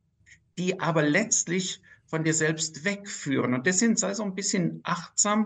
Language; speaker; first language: German; native; German